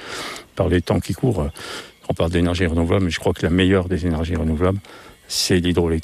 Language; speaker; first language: French; native; French